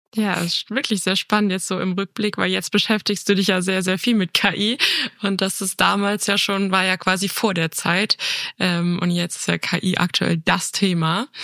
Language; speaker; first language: German; native; German